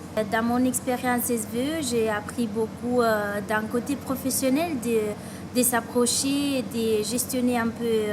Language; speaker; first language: French; non-native, fluent; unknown